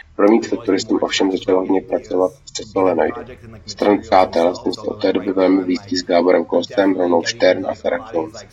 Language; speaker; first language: Czech; non-native, fluent; English